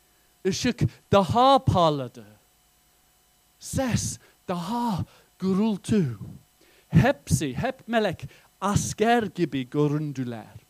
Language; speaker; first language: Turkish; non-native, fluent; English